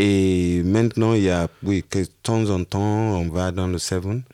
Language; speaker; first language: French; non-native, learner; Yoruba